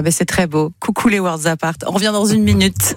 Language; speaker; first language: French; native; French